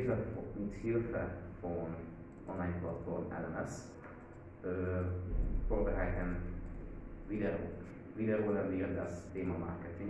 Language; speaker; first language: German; non-native, learner; Hungarian